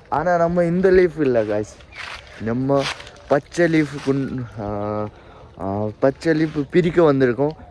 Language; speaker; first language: Tamil; non-native, learner; Nepali